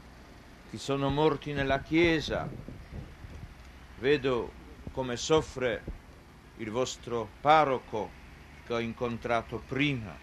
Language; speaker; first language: Italian; non-native, fluent; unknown